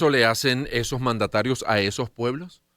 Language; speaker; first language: Spanish; native; Spanish